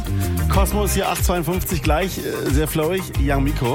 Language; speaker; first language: German; native; German